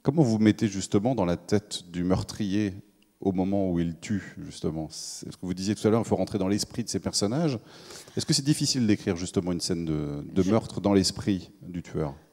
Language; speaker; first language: French; native; French